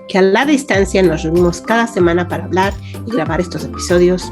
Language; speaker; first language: Spanish; native; Spanish